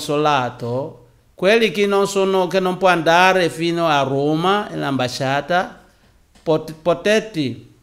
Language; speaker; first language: Italian; non-native, learner; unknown